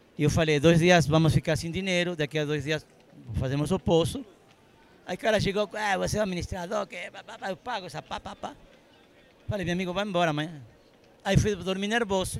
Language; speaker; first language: Portuguese; non-native, fluent; Arabic